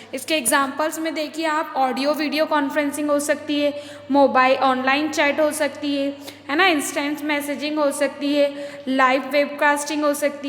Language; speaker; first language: Hindi; native; Hindi